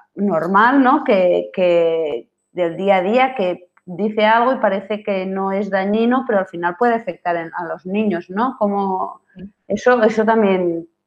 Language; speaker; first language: Spanish; non-native, local second language; Catalan